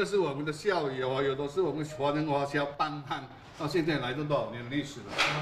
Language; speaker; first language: Chinese; early bilingual, heritage; Chinese